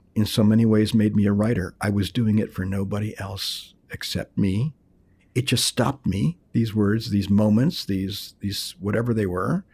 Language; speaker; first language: English; early bilingual, other home language; Spanish